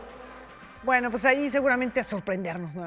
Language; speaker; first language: Spanish; native; Spanish